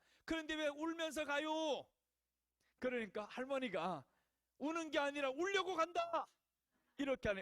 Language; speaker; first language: Korean; native; Korean